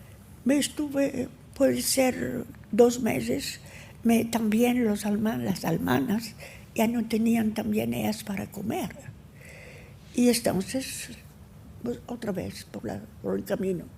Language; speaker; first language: Spanish; early bilingual, heritage; Ladino